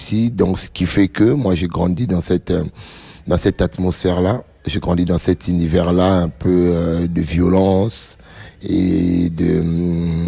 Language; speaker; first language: French; non-native, local second language; Lingala